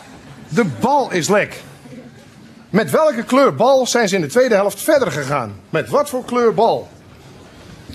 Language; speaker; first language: Dutch; native; Dutch